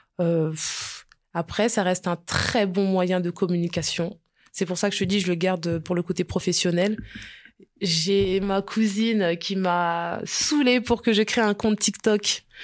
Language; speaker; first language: French; early bilingual, other home language; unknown